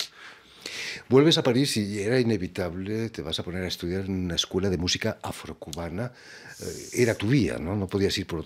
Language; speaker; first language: Spanish; native; Spanish